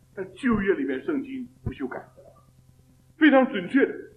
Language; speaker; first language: Chinese; native; Chinese